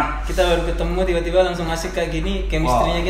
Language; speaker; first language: Indonesian; native; Indonesian